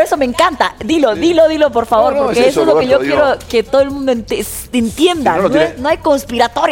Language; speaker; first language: Spanish; native; Spanish